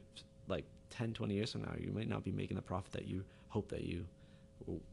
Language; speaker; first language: English; native; English